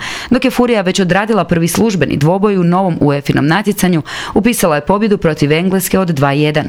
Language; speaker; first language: Croatian; native; Croatian